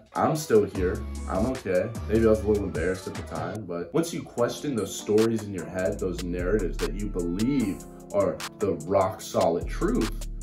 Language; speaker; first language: English; native; English